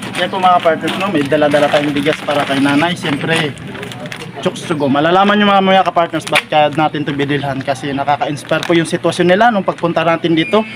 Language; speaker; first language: Filipino; non-native, local second language; Waray